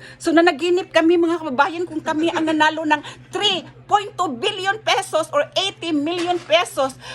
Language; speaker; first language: Filipino; non-native, local second language; Cebuano